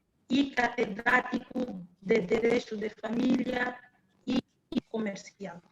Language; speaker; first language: Spanish; non-native, fluent; Portuguese